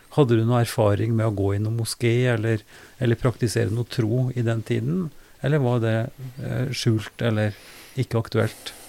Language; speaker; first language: Norwegian; native; Norwegian